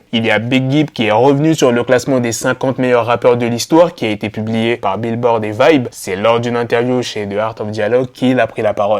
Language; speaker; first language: French; native; French